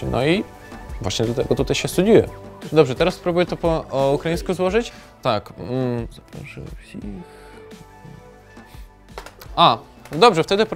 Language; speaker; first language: Polish; non-native, learner; Ukrainian